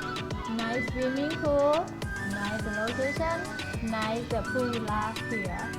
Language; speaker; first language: English; non-native, learner; Thai